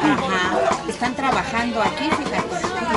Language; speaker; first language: Spanish; native; Spanish